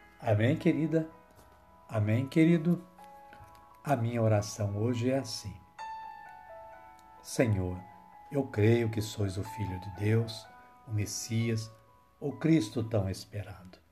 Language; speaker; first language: Portuguese; native; Portuguese